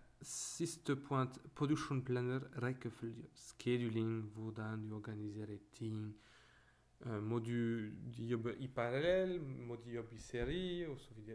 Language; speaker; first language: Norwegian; non-native, fluent; French